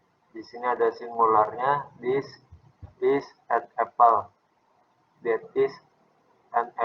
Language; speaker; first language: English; non-native, fluent; Indonesian